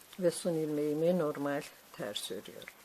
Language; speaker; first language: Turkish; native; Turkish